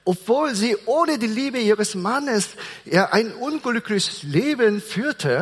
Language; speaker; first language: German; non-native, fluent; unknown